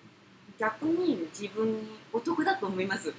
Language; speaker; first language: Japanese; non-native, fluent; Korean